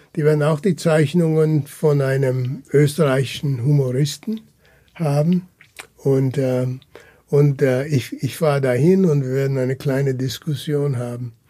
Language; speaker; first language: German; early bilingual, heritage; German